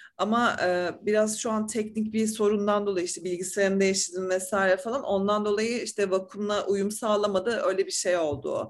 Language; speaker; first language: Turkish; native; Turkish